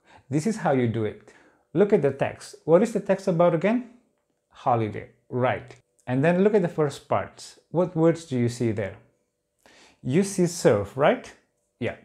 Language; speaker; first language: English; non-native, fluent; Indonesian